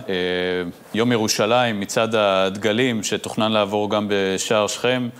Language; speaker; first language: Hebrew; native; Hebrew